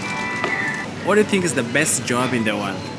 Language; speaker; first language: English; non-native, fluent; Russian